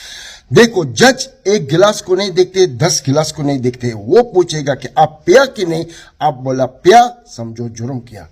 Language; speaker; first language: Hindi; non-native, fluent; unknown